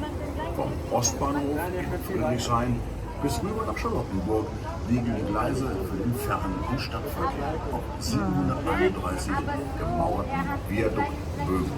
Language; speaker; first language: German; native; German